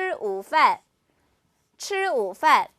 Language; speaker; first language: Chinese; non-native, fluent; Korean